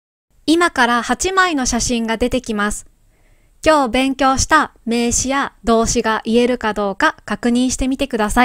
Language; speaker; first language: Japanese; native; Japanese